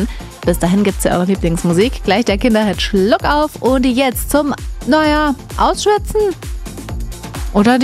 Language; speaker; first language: German; native; German